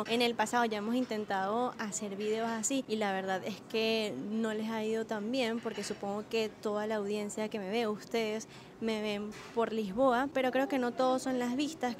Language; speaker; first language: Spanish; native; Spanish